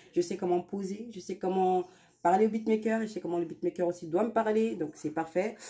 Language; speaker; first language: French; native; French